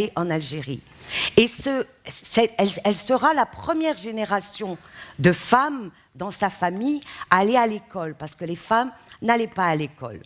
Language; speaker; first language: French; non-native, local second language; Arabic